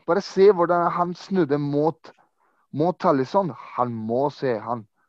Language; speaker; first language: Norwegian; non-native, fluent; Croatian